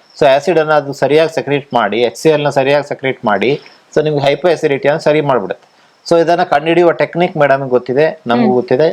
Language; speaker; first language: Kannada; native; Kannada